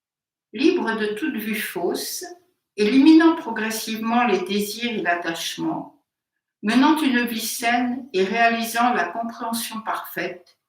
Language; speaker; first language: French; native; French